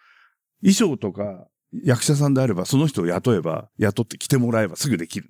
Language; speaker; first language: Japanese; native; Japanese